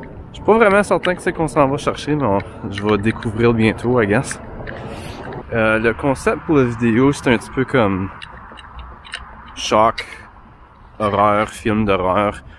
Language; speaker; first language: French; native; French